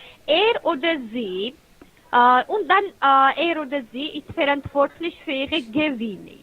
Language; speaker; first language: German; non-native, fluent; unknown